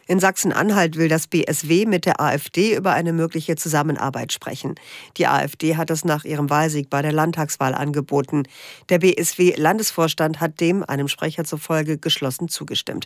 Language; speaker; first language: German; native; German